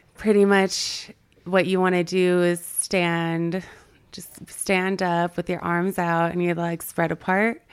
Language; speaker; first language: English; native; English